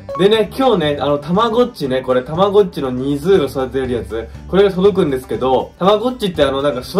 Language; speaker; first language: Japanese; native; Japanese